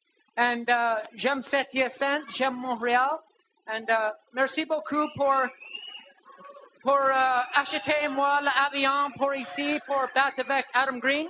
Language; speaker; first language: French; non-native, learner; English